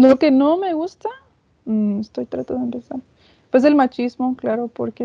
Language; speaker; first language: Spanish; non-native, fluent; English